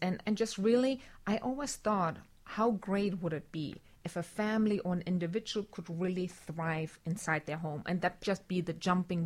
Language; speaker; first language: English; non-native, fluent; German